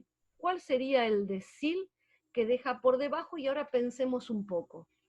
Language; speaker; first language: Spanish; native; Spanish